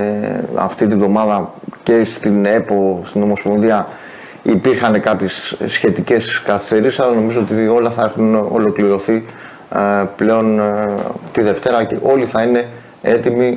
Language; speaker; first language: Greek; native; Greek